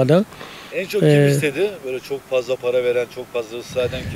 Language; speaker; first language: Turkish; native; Turkish